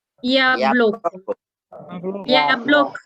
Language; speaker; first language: Russian; non-native, learner; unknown